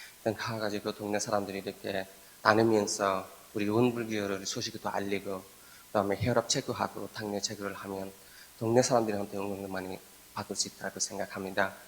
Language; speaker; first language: Korean; non-native, fluent; Bangla